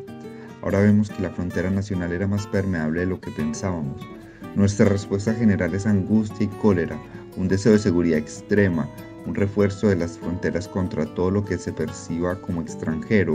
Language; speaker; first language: Spanish; native; Spanish